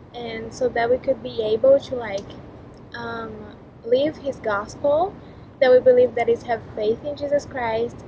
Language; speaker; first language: English; non-native, fluent; Portuguese